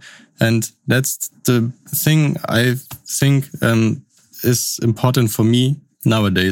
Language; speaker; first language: English; non-native, fluent; Upper Sorbian